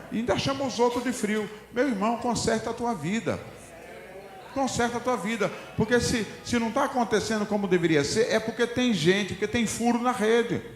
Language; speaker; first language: Portuguese; native; Portuguese